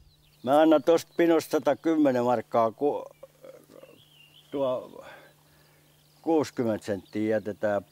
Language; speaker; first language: Finnish; native; Finnish